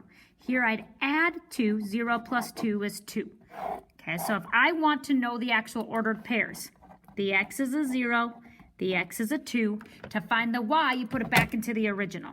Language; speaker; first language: English; native; English